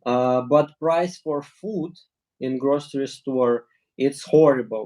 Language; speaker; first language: English; non-native, learner; Russian